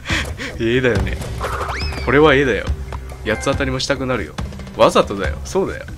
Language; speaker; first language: Japanese; native; Japanese